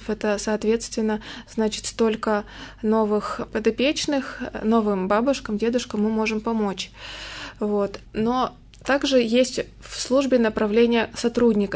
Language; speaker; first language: Russian; native; Russian